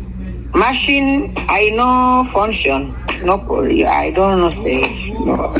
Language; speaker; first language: English; non-native, learner; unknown